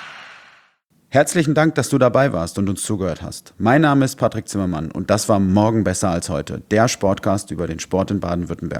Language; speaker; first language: German; native; German